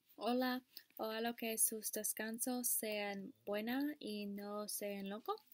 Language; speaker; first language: Spanish; non-native, learner; English